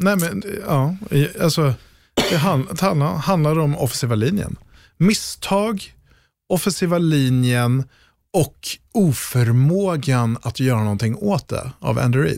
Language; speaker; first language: Swedish; native; Swedish